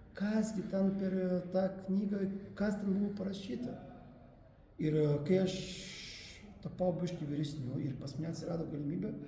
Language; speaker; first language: Lithuanian; non-native, local second language; Russian